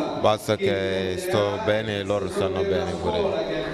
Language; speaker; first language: Italian; non-native, fluent; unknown